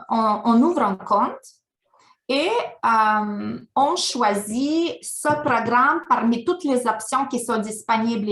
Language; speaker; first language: French; non-native, fluent; Ukrainian